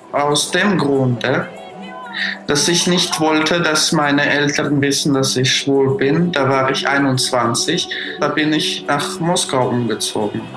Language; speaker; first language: German; non-native, fluent; Russian